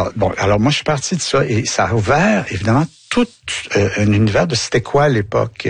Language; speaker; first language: French; native; French